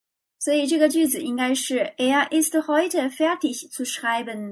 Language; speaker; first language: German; non-native, fluent; Chinese